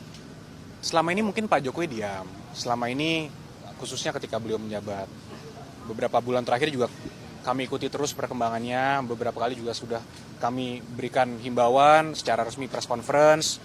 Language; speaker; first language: Indonesian; native; Indonesian